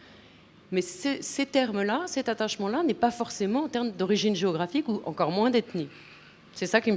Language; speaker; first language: French; native; French